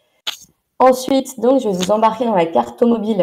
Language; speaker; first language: French; native; French